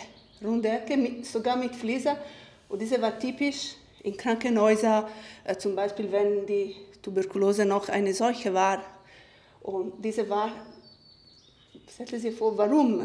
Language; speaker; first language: German; non-native, fluent; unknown